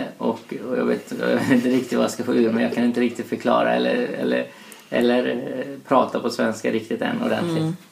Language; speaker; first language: Swedish; early bilingual, other home language; Persian